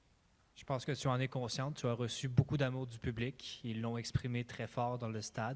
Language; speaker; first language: French; native; French